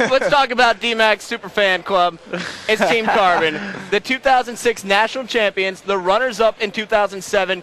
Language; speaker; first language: English; native; English